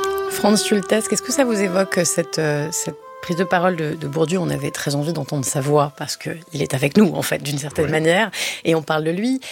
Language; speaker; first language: French; native; French